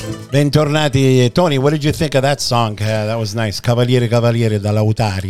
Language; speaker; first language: English; early bilingual, other home language; Italian